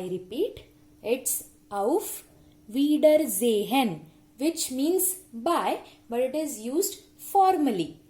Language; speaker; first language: English; non-native, local second language; Hindi